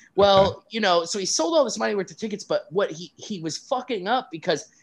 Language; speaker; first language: English; native; English